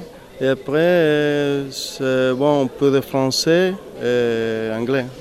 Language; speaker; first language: French; non-native, learner; Spanish